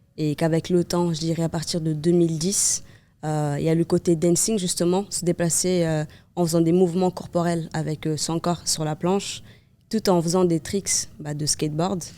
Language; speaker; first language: French; non-native, fluent; Kabuverdianu